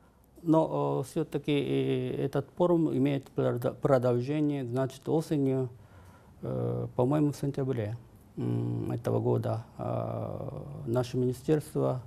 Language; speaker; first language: Russian; non-native, fluent; Japanese